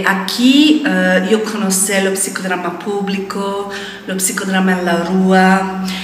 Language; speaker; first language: Portuguese; non-native, learner; Italian